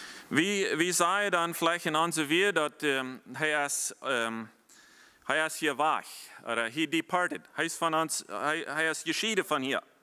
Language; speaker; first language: German; non-native, fluent; Plautdietsch